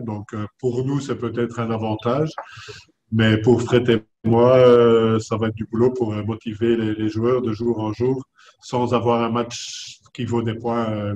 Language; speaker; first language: French; native; French